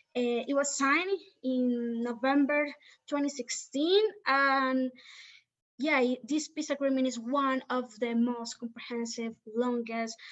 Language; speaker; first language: English; non-native, fluent; Spanish